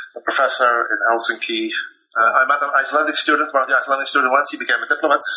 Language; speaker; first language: English; non-native, fluent; Dutch